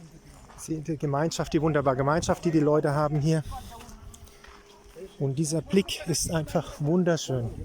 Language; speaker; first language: German; non-native, fluent; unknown